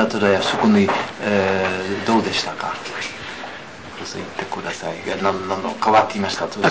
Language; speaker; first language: Japanese; non-native, learner; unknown